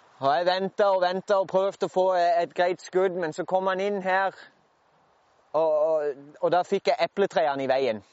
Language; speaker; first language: Norwegian; native; Norwegian